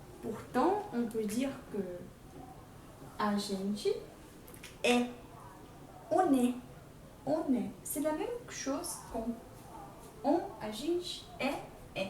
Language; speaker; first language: French; non-native, fluent; Portuguese